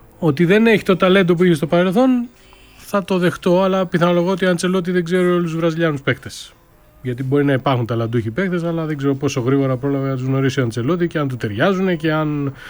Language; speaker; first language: Greek; native; Greek